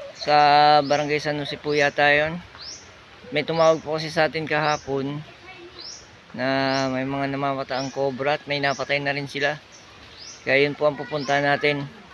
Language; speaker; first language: Filipino; non-native, local second language; Bikol